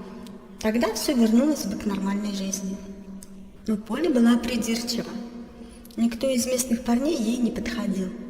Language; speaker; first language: Russian; native; Russian